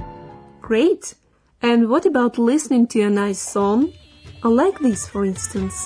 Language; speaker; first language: English; non-native, fluent; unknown